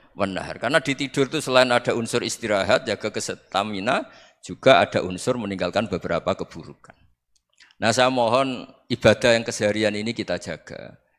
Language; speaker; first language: Indonesian; non-native, local second language; Javanese